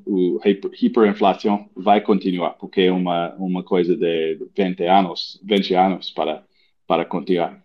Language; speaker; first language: Portuguese; non-native, learner; English